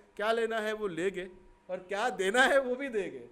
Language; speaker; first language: Hindi; non-native, local second language; Marathi